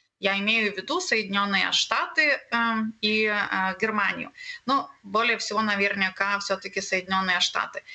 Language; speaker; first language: Russian; non-native, learner; Lithuanian